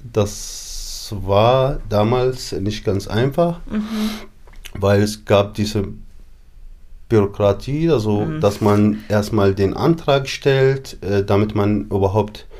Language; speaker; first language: German; non-native, fluent; Arabic